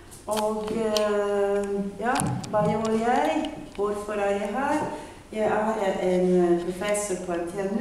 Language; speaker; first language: Norwegian; non-native, fluent; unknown